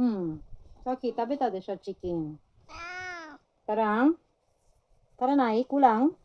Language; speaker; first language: Japanese; non-native, fluent; Filipino